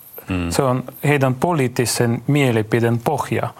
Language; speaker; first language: Finnish; non-native, fluent; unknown